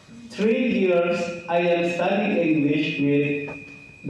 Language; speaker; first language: English; non-native, learner; Indonesian